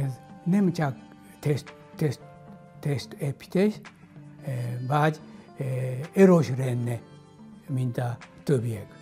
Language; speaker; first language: Hungarian; non-native, learner; Japanese